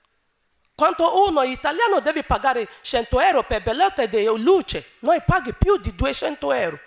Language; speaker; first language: Italian; non-native, learner; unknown